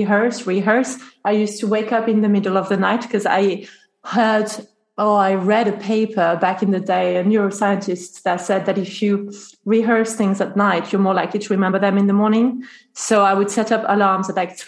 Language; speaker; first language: English; non-native, fluent; French